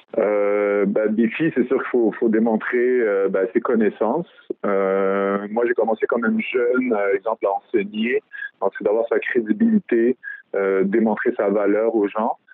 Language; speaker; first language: French; early bilingual, other home language; Arabic